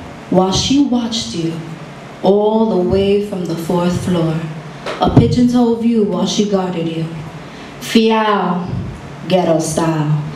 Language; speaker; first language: English; early bilingual, other home language; Spanish